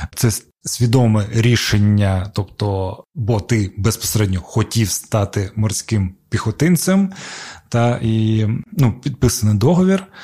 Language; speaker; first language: Ukrainian; non-native, local second language; Crimean Tatar